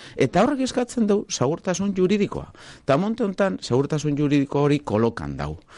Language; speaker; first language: Basque; non-native, local second language; Spanish